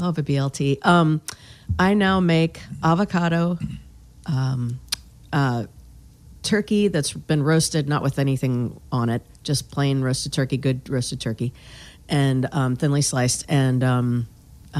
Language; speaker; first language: English; native; English